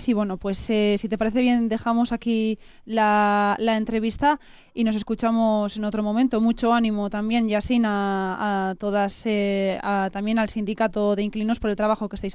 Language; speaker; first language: Spanish; native; Spanish